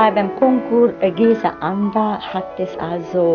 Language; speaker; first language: German; non-native, fluent; Hungarian